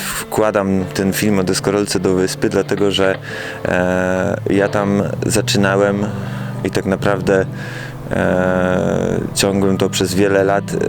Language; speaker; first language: Polish; native; Polish